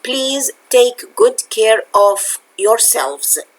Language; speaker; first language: English; non-native, fluent; Arabic